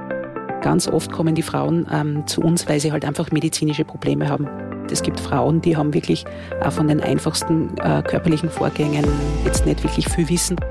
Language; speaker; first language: German; native; German